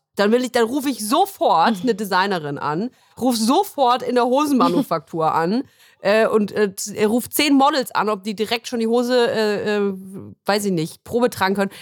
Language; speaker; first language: German; native; German